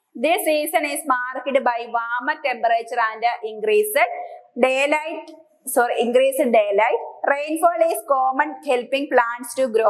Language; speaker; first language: English; non-native, local second language; Malayalam